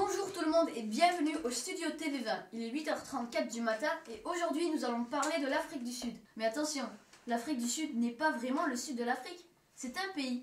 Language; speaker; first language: French; non-native, learner; German